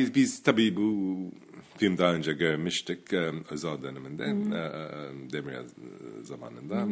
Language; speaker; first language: Turkish; non-native, fluent; English